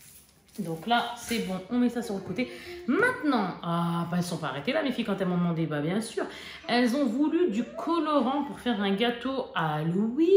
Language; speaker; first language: French; native; French